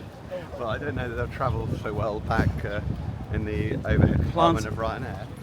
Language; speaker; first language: English; native; English